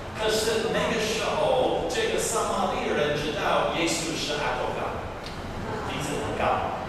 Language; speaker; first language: Chinese; non-native, fluent; English